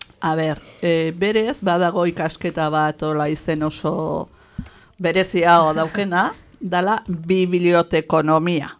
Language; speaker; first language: Basque; native; Basque